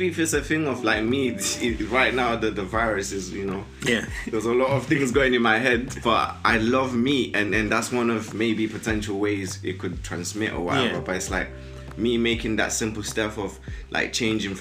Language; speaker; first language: English; non-native, local second language; Shona